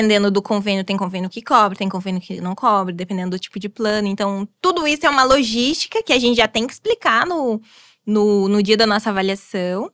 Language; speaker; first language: Portuguese; native; Portuguese